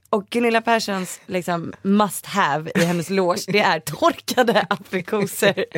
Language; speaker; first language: Swedish; native; Swedish